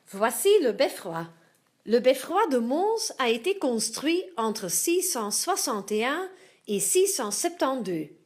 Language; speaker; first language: French; non-native, learner; Dutch